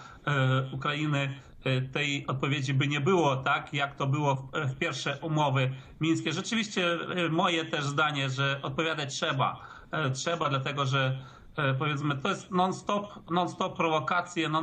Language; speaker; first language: Polish; early bilingual, heritage; Polish